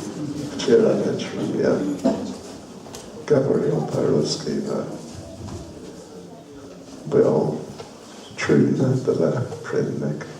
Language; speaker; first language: Russian; non-native, learner; English